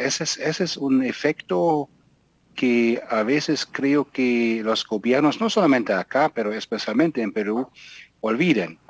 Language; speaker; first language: Spanish; non-native, fluent; German